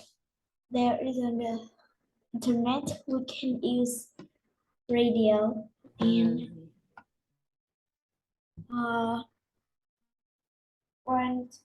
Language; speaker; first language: English; non-native, learner; Vietnamese